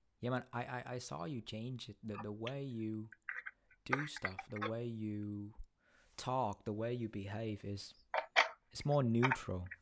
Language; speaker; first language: English; non-native, fluent; Vietnamese